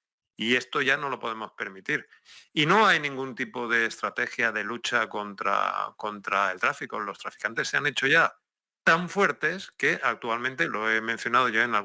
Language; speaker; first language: Spanish; native; Spanish